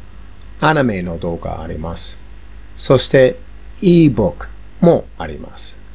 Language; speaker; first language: Japanese; non-native, fluent; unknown